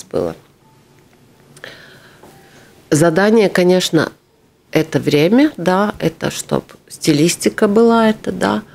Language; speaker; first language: Russian; non-native, local second language; Latvian